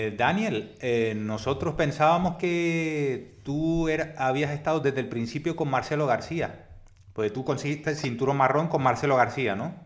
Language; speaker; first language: Spanish; native; Spanish